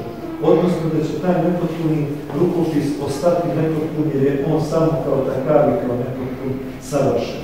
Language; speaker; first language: Croatian; native; Croatian